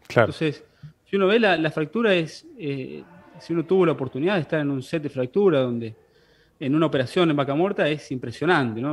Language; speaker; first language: Spanish; native; Spanish